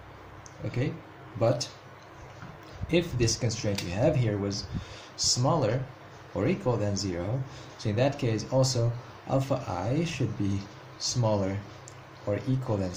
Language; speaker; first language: English; non-native, fluent; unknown